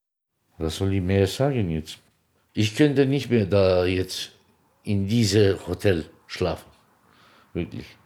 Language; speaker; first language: German; non-native, fluent; Turkish